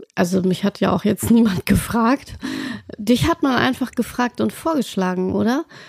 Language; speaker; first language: German; native; German